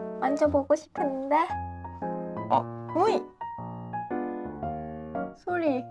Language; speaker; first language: Korean; non-native, fluent; Lao